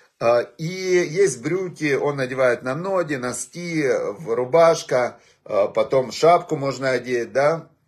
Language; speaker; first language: Russian; native; Russian